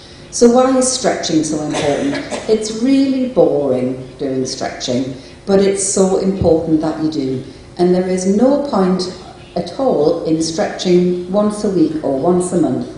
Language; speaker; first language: English; native; English